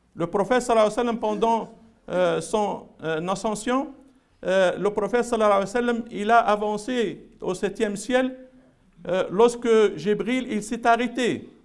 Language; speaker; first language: French; non-native, local second language; Arabic